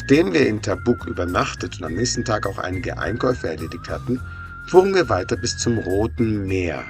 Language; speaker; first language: German; native; German